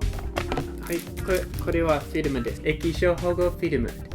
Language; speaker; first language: Japanese; non-native, learner; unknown